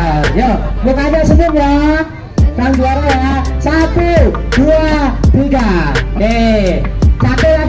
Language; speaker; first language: Indonesian; non-native, local second language; Javanese